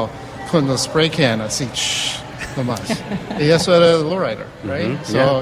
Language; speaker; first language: Spanish; early bilingual, heritage; English